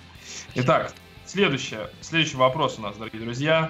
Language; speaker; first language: Russian; native; Russian